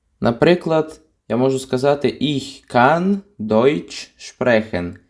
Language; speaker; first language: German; non-native, fluent; Ukrainian